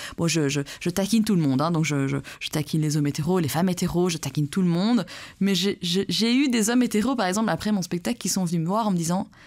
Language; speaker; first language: French; early bilingual, other home language; Persian